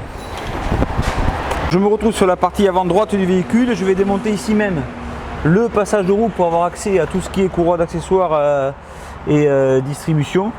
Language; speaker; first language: French; native; French